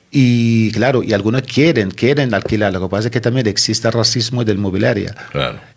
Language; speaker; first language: Spanish; non-native, fluent; Arabic